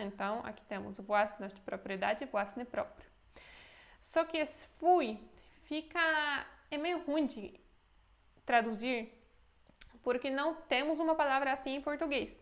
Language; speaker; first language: Portuguese; non-native, fluent; Polish